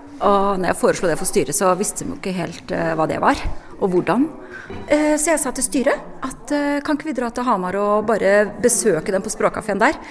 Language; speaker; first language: Norwegian; native; Norwegian